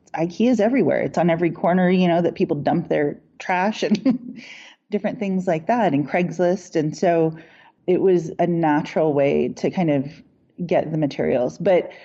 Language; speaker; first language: English; native; English